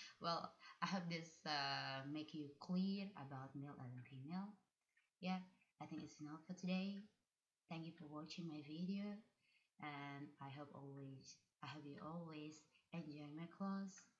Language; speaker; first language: English; non-native, fluent; Indonesian